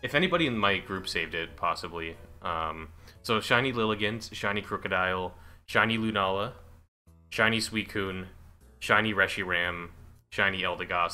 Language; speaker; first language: English; native; English